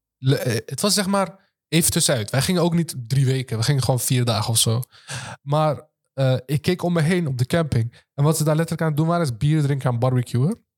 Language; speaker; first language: Dutch; early bilingual, other home language; Turkish